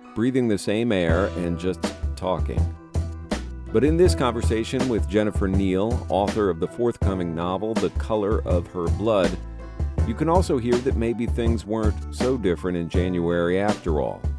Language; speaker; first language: English; native; English